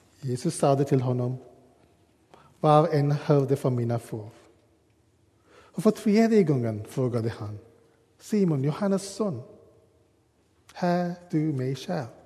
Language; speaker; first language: Swedish; non-native, learner; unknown